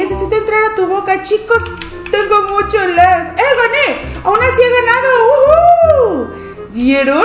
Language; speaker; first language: Spanish; native; Spanish